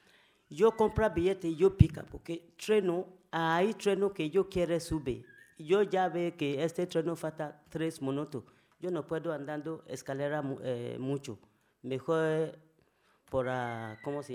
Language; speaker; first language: Spanish; non-native, learner; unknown